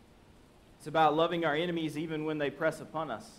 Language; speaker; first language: English; native; English